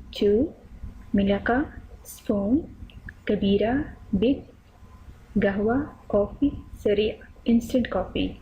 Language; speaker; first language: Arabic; non-native, learner; Urdu